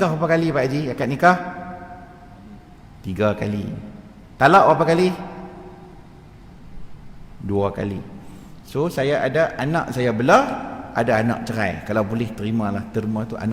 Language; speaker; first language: Malay; native; Malay